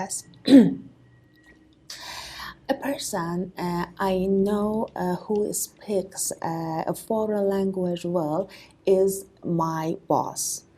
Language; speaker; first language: English; non-native, learner; Persian